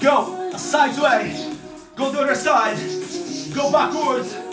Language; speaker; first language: English; non-native, fluent; Portuguese